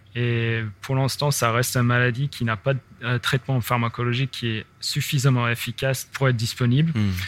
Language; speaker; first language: French; non-native, fluent; English